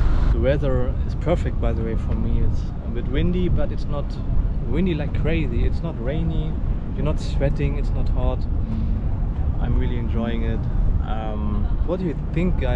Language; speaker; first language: English; non-native, fluent; German